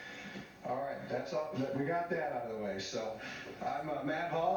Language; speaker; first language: English; native; English